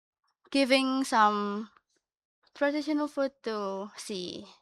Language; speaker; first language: English; non-native, learner; Indonesian